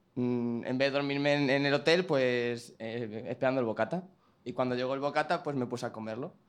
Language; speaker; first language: Spanish; native; Spanish